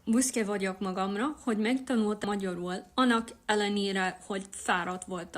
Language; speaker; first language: Hungarian; non-native, learner; English